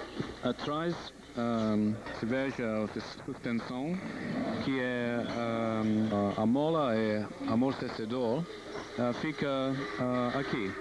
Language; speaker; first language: Portuguese; non-native, learner; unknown